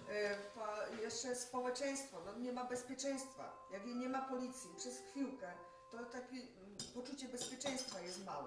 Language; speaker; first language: Polish; non-native, learner; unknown